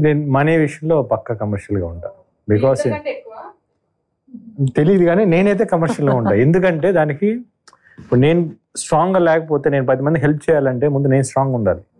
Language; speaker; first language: Telugu; native; Telugu